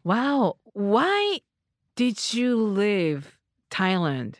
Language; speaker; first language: English; non-native, learner; Japanese